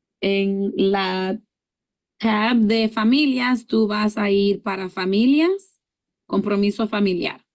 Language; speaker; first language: Spanish; early bilingual, heritage; English